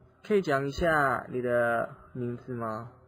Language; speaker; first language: Chinese; non-native, fluent; Indonesian